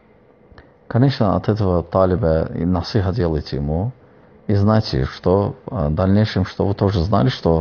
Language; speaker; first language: Russian; non-native, fluent; Azerbaijani